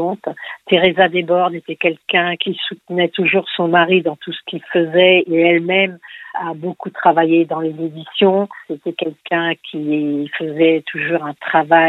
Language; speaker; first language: French; non-native, local second language; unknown